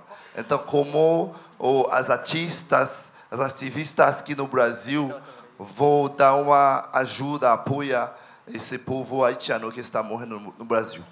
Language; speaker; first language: Portuguese; non-native, learner; Haitian Creole